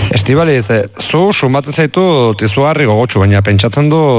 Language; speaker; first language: Basque; native; Basque